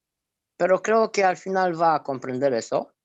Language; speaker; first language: Spanish; non-native, fluent; Romanian